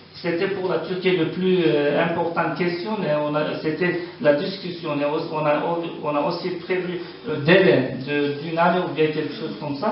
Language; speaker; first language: French; non-native, learner; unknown